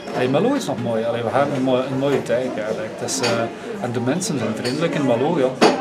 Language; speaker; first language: Dutch; non-native, local second language; French